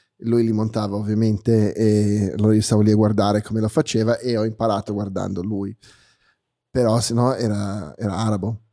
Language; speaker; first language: Italian; early bilingual, heritage; Italian